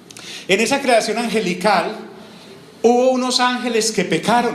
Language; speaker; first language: Spanish; native; Spanish